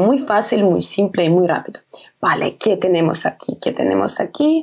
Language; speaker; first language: Spanish; non-native, fluent; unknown